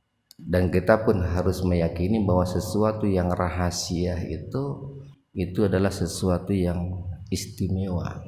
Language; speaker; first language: Indonesian; native; Indonesian